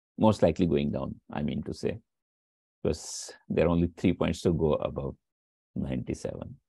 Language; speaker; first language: English; non-native, local second language; Hindi